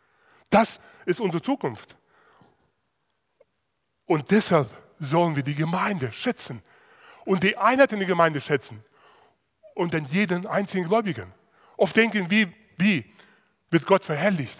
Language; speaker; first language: German; non-native, fluent; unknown